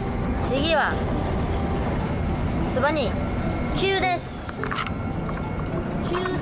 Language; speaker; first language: Japanese; non-native, learner; Korean